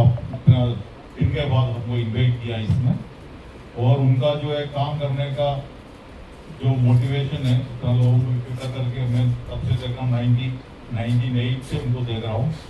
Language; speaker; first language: Hindi; non-native, local second language; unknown